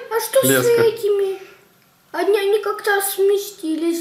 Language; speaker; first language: Russian; native; Russian